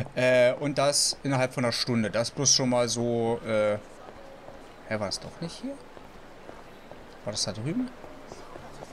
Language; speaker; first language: German; native; German